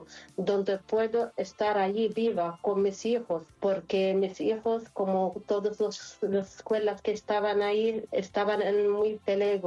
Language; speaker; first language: Spanish; non-native, local second language; Arabic